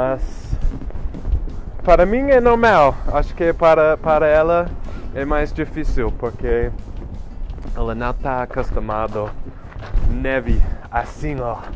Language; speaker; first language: Portuguese; non-native, fluent; English